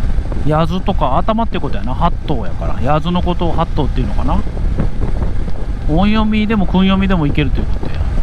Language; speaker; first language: Japanese; native; Japanese